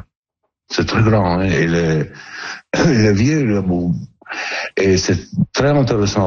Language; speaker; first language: French; non-native, learner; Italian